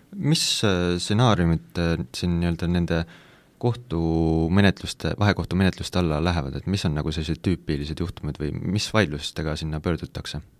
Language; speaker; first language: Estonian; native; Estonian